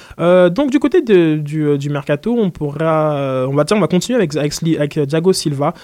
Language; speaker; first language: French; native; French